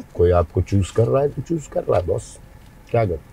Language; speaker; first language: Hindi; native; Hindi